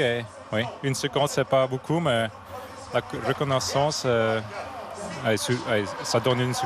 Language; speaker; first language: French; non-native, fluent; Dutch